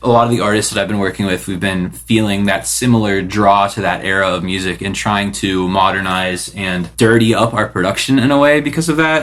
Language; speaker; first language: English; native; English